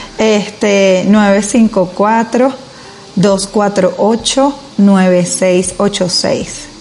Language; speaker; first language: Spanish; native; Spanish